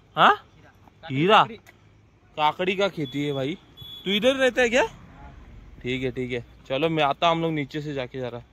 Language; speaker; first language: Hindi; non-native, local second language; Marathi